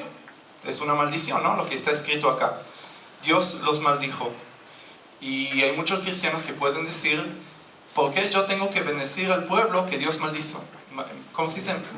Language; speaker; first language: Spanish; non-native, fluent; Hebrew